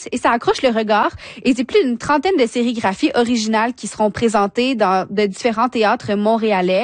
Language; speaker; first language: French; native; French